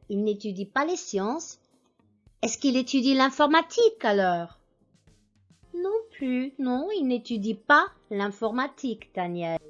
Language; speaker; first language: French; non-native, fluent; English